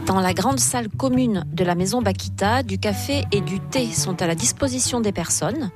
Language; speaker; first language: French; native; French